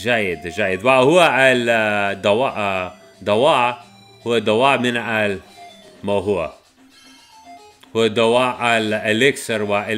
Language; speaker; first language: Arabic; non-native, learner; English